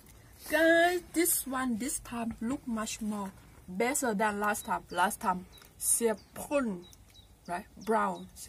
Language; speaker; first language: English; non-native, learner; Thai